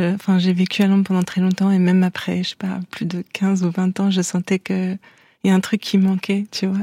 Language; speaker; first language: French; non-native, local second language; Arabic